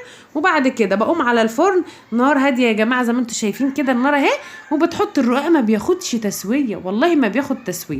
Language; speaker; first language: Arabic; native; Arabic